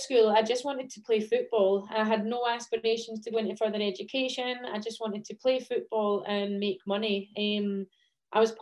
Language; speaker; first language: English; native; English